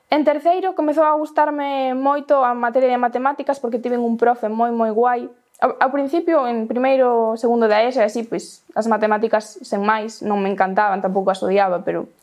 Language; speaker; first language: Galician; non-native, local second language; Spanish